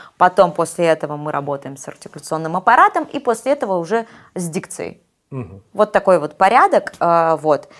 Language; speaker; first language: Russian; native; Russian